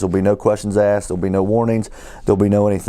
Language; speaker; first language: English; native; English